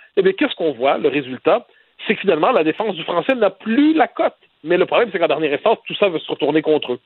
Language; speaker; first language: French; native; French